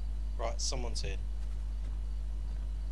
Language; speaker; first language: English; native; English